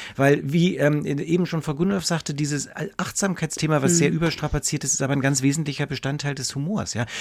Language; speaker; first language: German; native; German